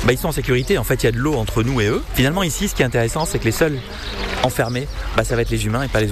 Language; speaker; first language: French; native; French